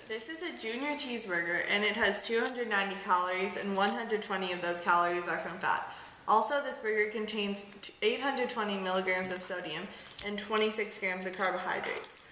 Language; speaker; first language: English; native; English